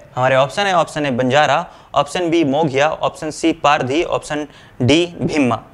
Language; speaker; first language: Hindi; native; Hindi